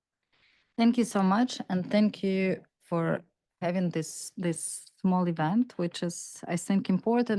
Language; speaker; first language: English; non-native, fluent; Ukrainian